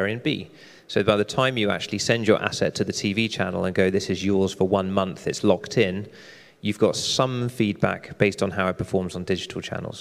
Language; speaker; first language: English; native; English